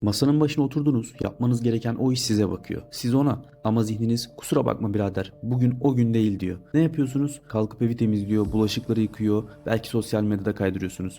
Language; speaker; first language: Turkish; native; Turkish